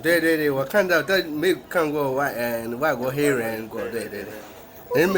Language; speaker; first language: Chinese; non-native, learner; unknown